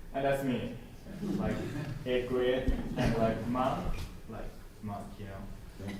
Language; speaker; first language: English; non-native, learner; Thai